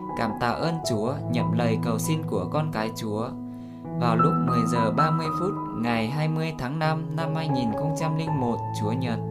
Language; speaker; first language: Vietnamese; non-native, local second language; Iu Mien